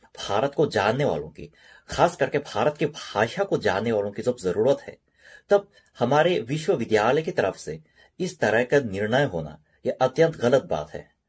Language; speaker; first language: Hindi; non-native, learner; Korean